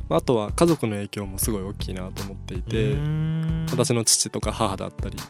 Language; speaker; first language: Japanese; native; Japanese